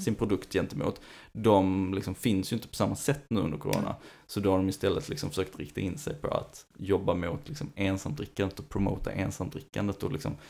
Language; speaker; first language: Swedish; native; Swedish